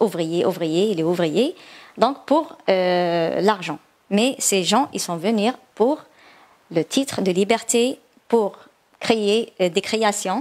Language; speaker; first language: French; non-native, learner; Chinese